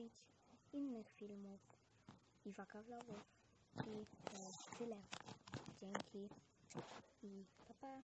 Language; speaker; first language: Polish; native; Polish